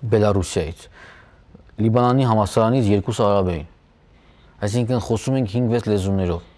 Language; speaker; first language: Armenian; native; Armenian